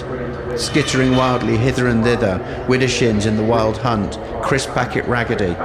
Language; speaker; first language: English; native; English